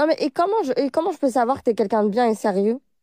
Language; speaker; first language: French; early bilingual, other home language; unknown